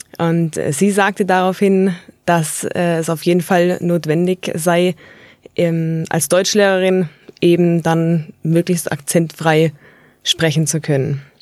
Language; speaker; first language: German; native; German